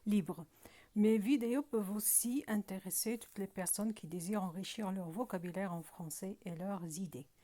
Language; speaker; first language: French; non-native, local second language; Arabic